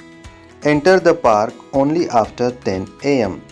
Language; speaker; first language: English; non-native, local second language; Urdu